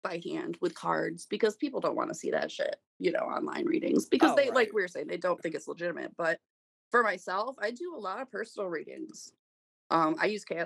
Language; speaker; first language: English; native; English